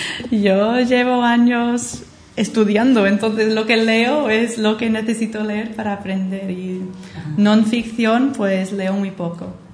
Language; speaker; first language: Spanish; non-native, fluent; English